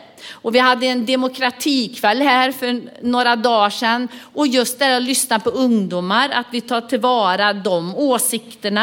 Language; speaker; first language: Swedish; native; Swedish